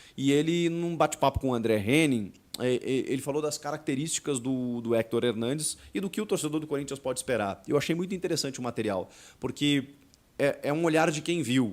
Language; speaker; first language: Portuguese; native; Portuguese